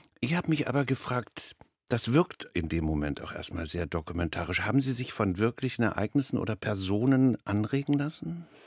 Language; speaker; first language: German; native; German